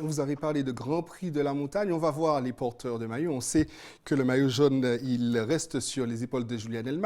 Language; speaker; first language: French; native; French